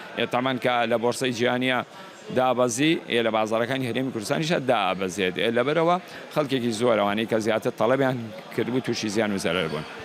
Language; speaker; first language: Central Kurdish; native; Central Kurdish